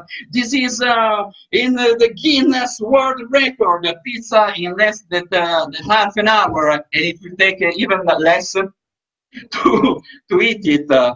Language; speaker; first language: English; non-native, fluent; Italian